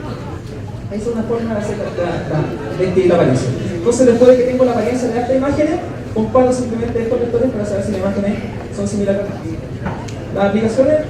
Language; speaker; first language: Spanish; native; Spanish